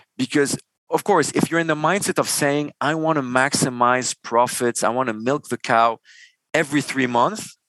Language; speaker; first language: English; non-native, fluent; Arabic